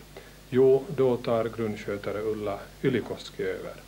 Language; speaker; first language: Swedish; native; Swedish